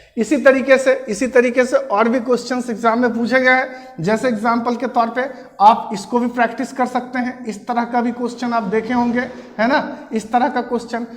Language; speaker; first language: Hindi; native; Hindi